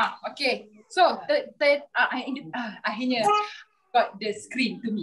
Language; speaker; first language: English; non-native, local second language; Malay